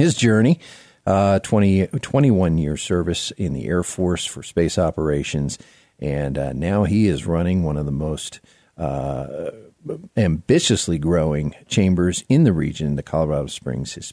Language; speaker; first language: English; native; English